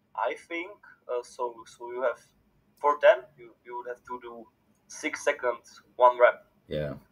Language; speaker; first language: English; non-native, fluent; Czech